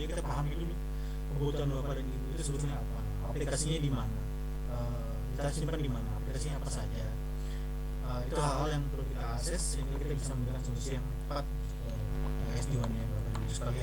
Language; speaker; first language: Indonesian; native; Indonesian